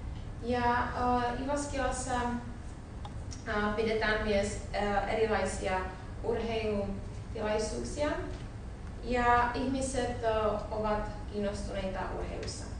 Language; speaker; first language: Finnish; non-native, learner; Czech